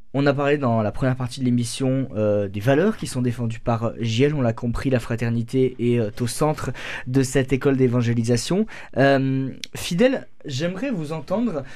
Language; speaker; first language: French; native; French